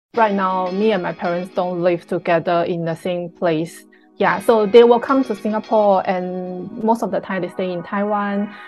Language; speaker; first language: English; non-native, fluent; Chinese